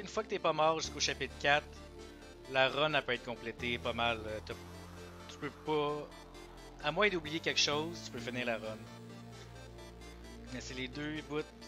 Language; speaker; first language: French; native; French